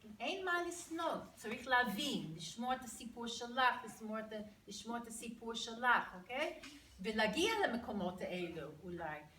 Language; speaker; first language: Hebrew; non-native, learner; English